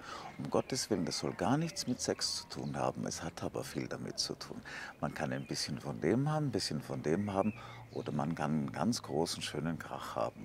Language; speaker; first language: German; native; German